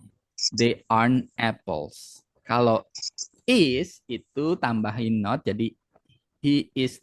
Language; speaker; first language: English; non-native, fluent; Indonesian